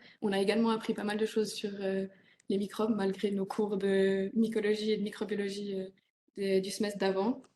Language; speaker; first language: French; native; French